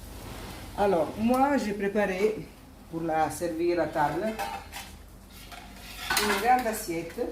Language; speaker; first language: French; non-native, fluent; Italian